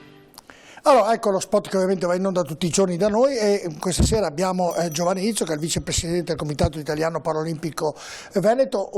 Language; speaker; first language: Italian; native; Italian